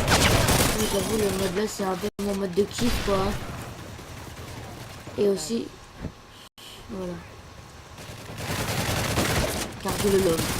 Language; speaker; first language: French; native; French